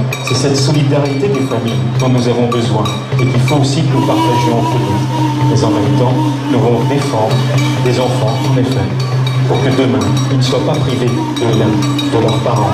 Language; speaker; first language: French; native; French